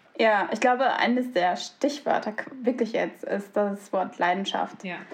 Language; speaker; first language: German; early bilingual, other home language; Turkish